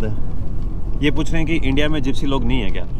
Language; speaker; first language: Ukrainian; non-native, learner; Hindi